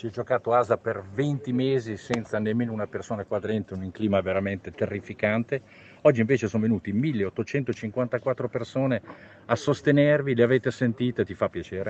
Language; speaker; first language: Italian; native; Italian